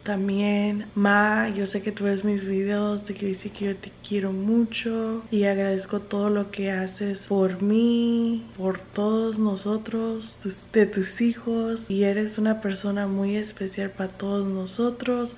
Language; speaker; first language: Spanish; early bilingual, heritage; Spanish